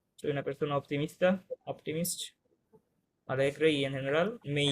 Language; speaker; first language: Spanish; non-native, fluent; Bangla